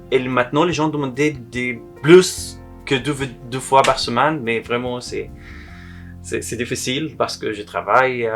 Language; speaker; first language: French; non-native, learner; Arabic